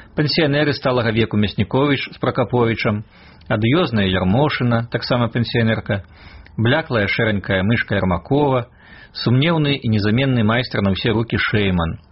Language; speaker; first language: Belarusian; native; Belarusian